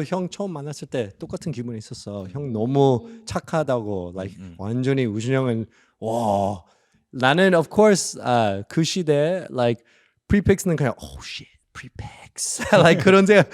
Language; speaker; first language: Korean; early bilingual, heritage; English